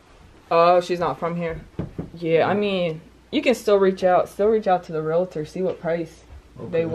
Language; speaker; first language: English; native; English